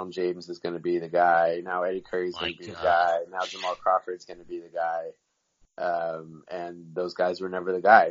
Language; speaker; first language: English; native; English